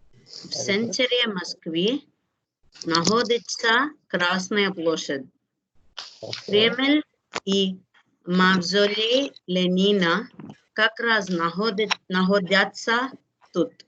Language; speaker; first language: Russian; non-native, learner; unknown